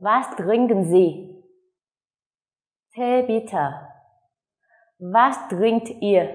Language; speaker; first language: German; non-native, fluent; Vietnamese